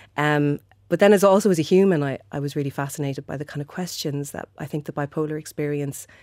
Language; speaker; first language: English; native; English